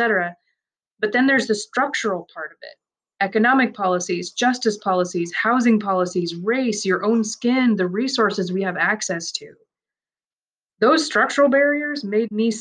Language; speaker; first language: English; early bilingual, other home language; Persian